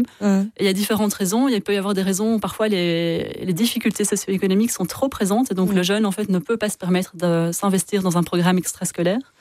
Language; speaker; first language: French; native; French